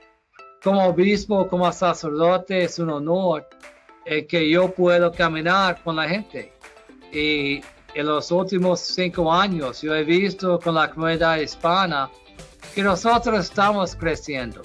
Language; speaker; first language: Spanish; non-native, fluent; English